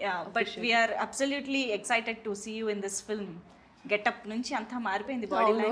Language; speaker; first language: Telugu; native; Telugu